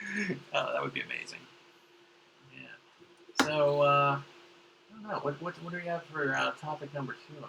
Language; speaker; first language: English; native; English